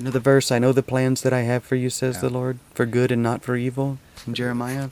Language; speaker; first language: English; native; English